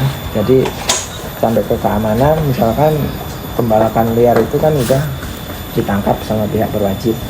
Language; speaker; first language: Indonesian; native; Indonesian